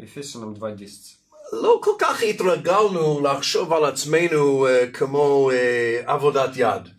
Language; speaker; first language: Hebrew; non-native, fluent; Russian